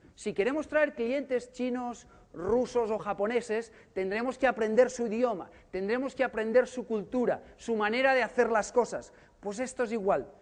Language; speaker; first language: Spanish; native; Spanish